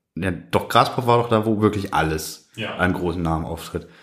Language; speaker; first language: German; native; German